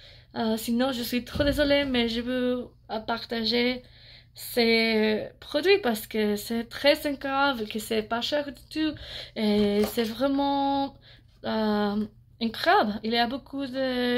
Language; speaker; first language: French; non-native, learner; English